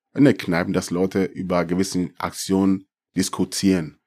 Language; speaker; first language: German; early bilingual, other home language; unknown